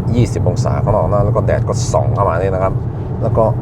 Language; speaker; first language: Thai; non-native, fluent; Norwegian